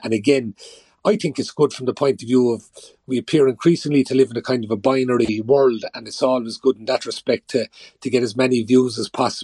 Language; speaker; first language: English; native; English